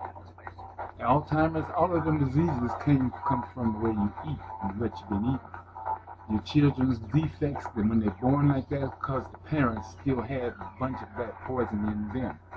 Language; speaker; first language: English; native; English